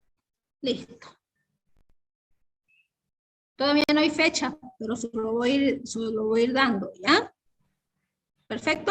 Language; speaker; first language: Spanish; native; Spanish